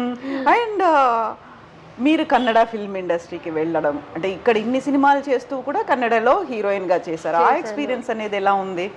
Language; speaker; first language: Telugu; native; Telugu